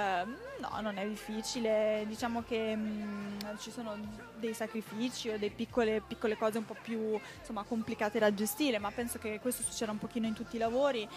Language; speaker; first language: Italian; native; Italian